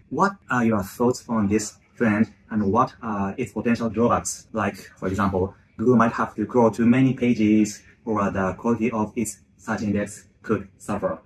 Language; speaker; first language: English; non-native, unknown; Japanese